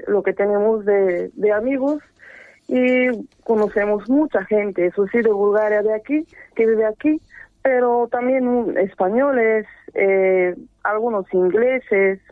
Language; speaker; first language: Spanish; non-native, fluent; Bulgarian